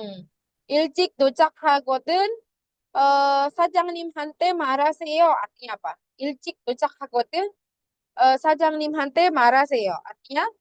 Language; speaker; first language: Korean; non-native, fluent; Indonesian